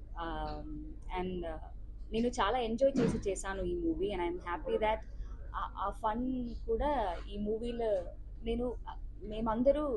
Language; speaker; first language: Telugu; non-native, learner; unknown